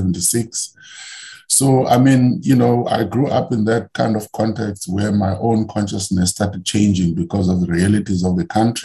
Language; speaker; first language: English; non-native, local second language; Xhosa